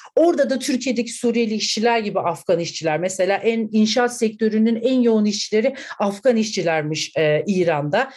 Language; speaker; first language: Turkish; native; Turkish